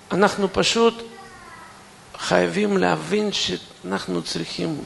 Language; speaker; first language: Hebrew; non-native, fluent; Russian